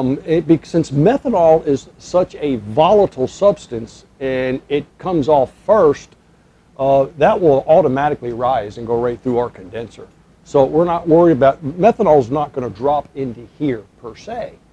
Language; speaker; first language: English; native; English